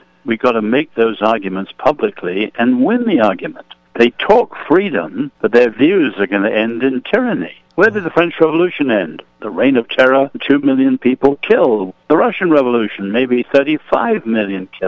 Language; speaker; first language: English; native; English